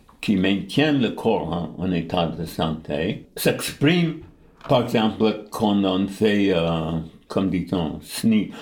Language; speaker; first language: French; non-native, fluent; English